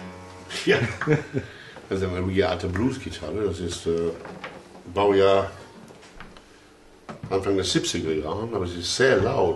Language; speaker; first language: German; non-native, fluent; English